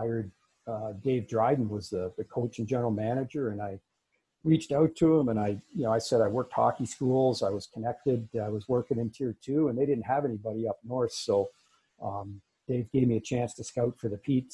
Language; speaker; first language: English; native; English